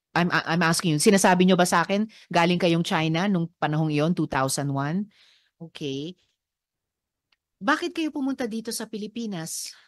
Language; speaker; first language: Filipino; native; Filipino